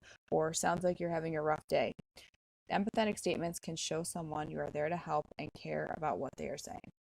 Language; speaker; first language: English; native; English